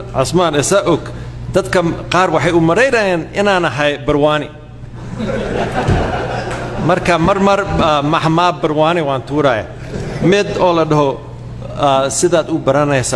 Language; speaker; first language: Somali; non-native, fluent; English